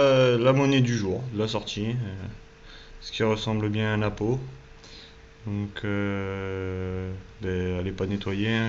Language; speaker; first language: French; native; French